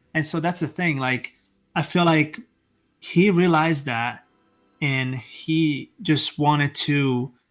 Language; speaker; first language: English; non-native, fluent; Italian